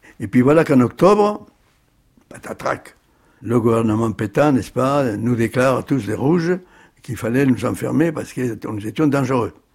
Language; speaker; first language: French; early bilingual, other home language; Spanish